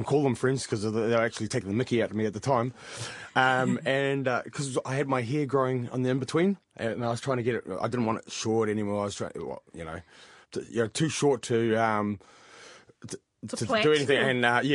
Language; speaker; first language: English; native; English